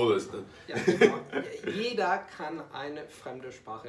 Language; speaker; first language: German; non-native, fluent; Italian